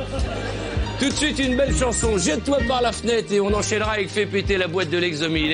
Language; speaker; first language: French; native; French